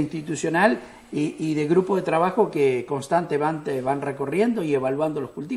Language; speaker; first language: Spanish; native; Spanish